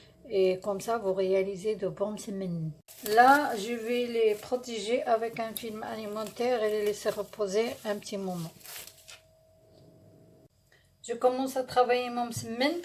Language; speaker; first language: French; non-native, local second language; Arabic